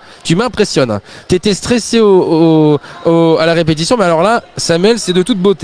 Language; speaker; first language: French; native; French